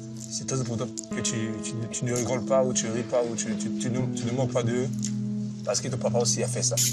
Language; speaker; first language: French; non-native, local second language; Lingala